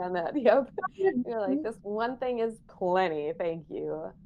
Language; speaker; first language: English; native; English